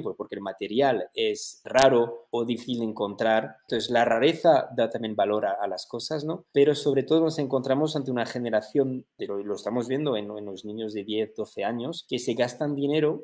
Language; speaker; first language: Spanish; native; Spanish